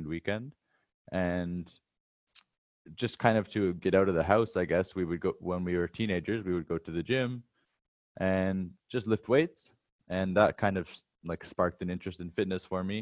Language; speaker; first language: English; native; English